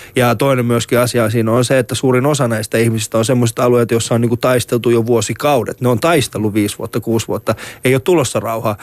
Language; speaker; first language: Finnish; early bilingual, other home language; Persian